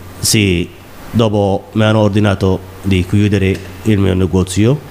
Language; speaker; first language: Italian; non-native, learner; Somali